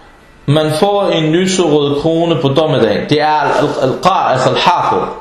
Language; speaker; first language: Danish; non-native, fluent; Arabic